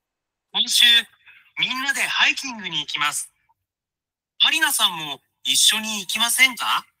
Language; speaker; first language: Japanese; non-native, learner; Bangla